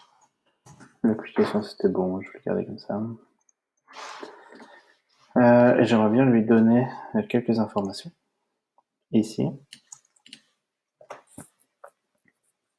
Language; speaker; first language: French; native; French